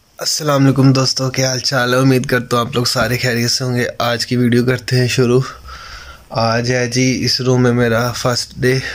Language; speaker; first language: Urdu; non-native, local second language; Punjabi